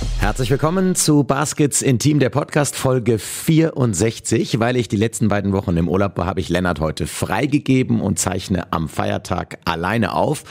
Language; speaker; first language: German; native; German